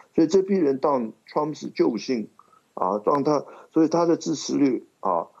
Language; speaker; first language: Chinese; non-native, local second language; Cantonese